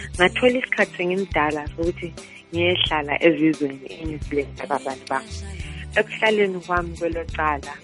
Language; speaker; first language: Zulu; native; Zulu